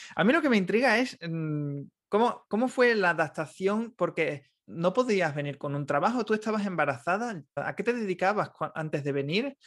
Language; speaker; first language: Spanish; native; Spanish